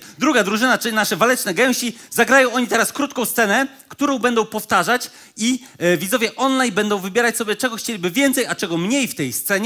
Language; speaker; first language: Polish; native; Polish